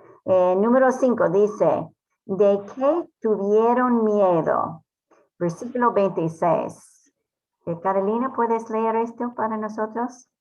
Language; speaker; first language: Spanish; non-native, fluent; English